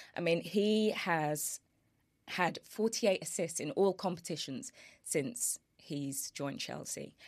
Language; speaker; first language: English; native; English